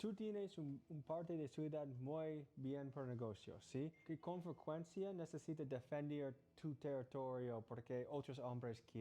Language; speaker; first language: Spanish; non-native, learner; English